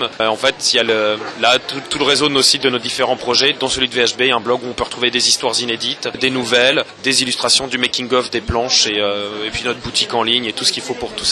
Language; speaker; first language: French; native; French